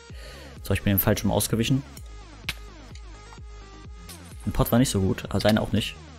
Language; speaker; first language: German; native; German